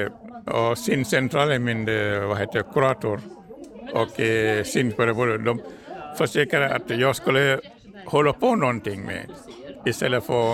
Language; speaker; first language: Swedish; non-native, learner; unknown